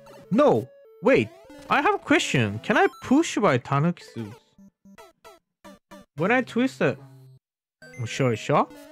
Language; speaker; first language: English; non-native, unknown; Japanese